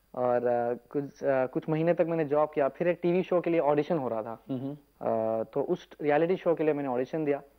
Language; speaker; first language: Hindi; non-native, local second language; Urdu